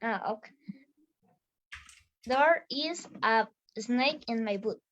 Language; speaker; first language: English; non-native, learner; Spanish